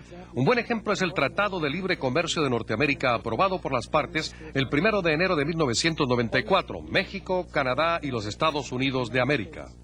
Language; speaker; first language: Spanish; native; Spanish